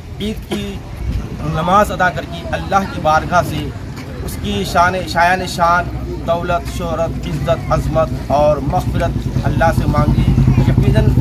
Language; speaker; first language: Urdu; native; Urdu